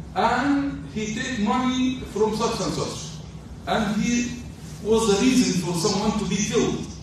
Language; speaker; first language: English; non-native, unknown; Arabic